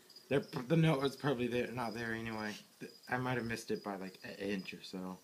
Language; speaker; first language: English; native; English